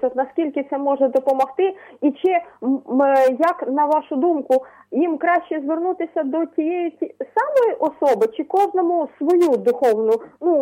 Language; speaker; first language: Ukrainian; native; Ukrainian